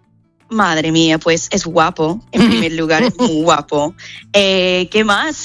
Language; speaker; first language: Spanish; non-native, fluent; English